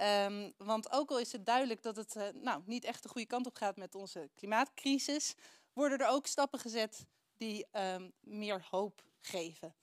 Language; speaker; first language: Dutch; native; Dutch